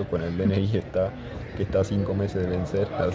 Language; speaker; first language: Spanish; native; Spanish